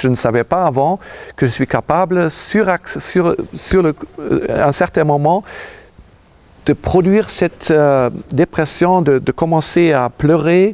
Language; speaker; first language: French; non-native, fluent; German